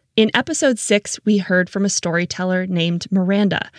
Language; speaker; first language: English; native; English